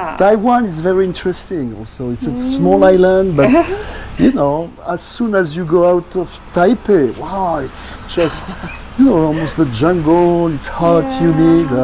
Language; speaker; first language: English; non-native, learner; French